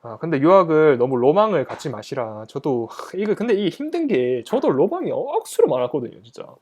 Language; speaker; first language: Korean; native; Korean